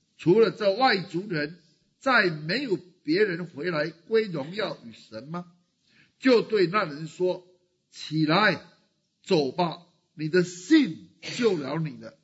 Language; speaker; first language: Chinese; native; Chinese